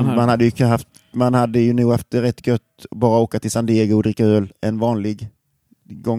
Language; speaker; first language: Swedish; native; Swedish